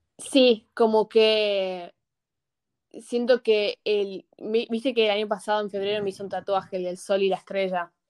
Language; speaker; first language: Spanish; early bilingual, heritage; Spanish